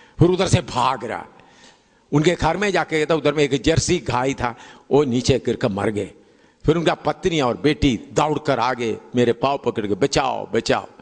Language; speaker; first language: Hindi; non-native, local second language; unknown